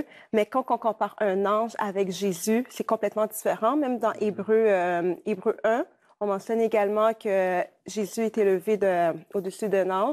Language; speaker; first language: French; native; French